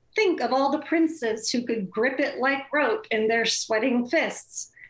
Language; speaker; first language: English; native; English